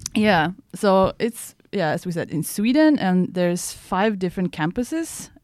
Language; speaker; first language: English; non-native, fluent; Swedish